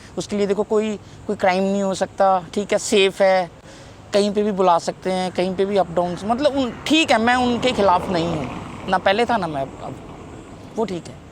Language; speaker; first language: Hindi; native; Hindi